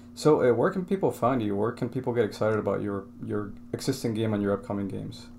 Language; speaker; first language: English; non-native, fluent; Spanish